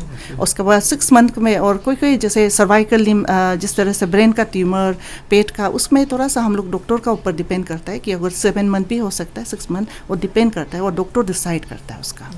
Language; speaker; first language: Hindi; non-native, local second language; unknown